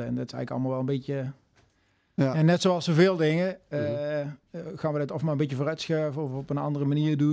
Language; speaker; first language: Dutch; native; Dutch